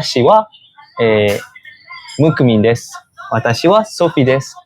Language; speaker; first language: Japanese; non-native, fluent; Malay